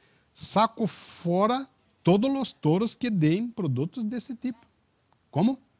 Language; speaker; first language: Spanish; non-native, learner; Portuguese